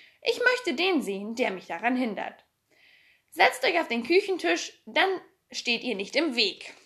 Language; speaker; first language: German; native; German